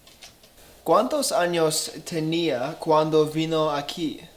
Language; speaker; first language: Spanish; non-native, learner; English